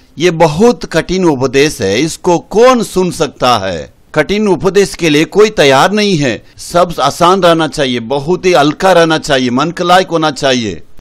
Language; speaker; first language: Hindi; non-native, local second language; Tamil